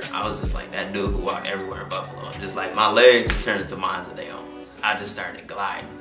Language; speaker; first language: English; native; English